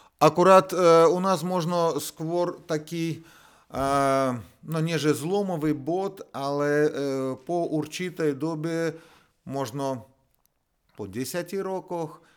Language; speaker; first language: Slovak; non-native, fluent; Russian